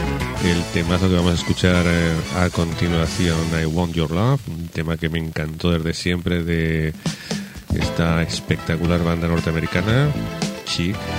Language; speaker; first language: Spanish; native; Spanish